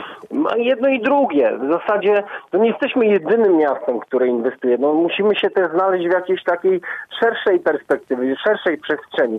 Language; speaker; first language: Polish; native; Polish